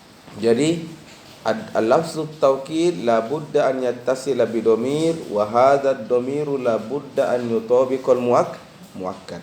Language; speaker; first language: Arabic; non-native, fluent; Indonesian